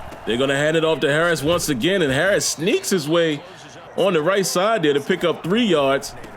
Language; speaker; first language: English; native; English